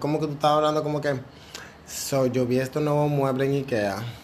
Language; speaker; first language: Spanish; early bilingual, heritage; Spanish